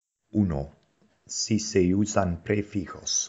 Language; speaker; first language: Spanish; non-native, fluent; Dutch